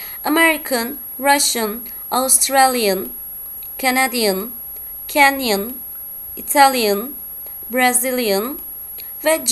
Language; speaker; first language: English; non-native, fluent; Turkish